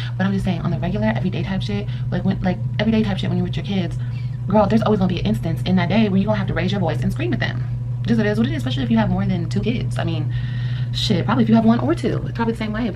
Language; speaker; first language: English; native; English